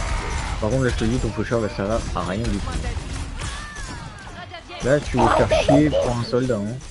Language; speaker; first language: French; native; French